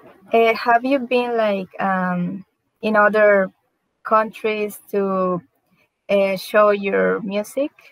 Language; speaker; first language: English; non-native, learner; Spanish